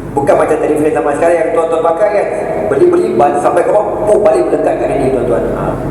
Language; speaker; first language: Malay; native; Malay